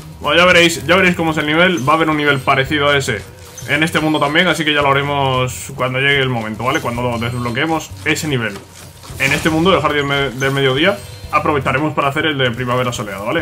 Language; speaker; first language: Spanish; native; Spanish